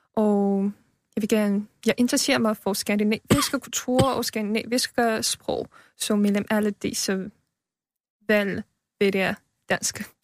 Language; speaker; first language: Danish; non-native, learner; Chinese